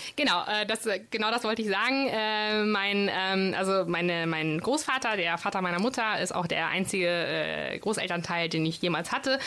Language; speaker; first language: German; non-native, fluent; Italian